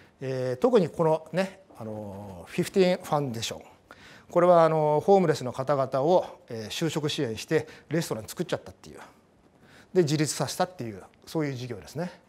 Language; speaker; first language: Japanese; native; Japanese